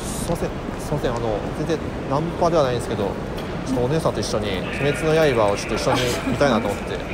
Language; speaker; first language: Japanese; native; Japanese